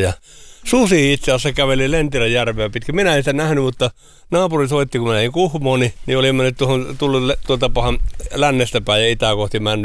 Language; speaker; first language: Finnish; native; Finnish